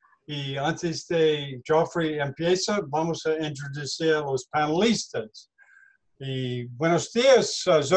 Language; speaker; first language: Spanish; non-native, learner; English